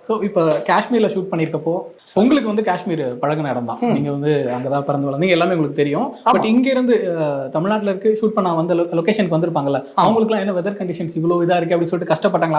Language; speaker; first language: Tamil; native; Tamil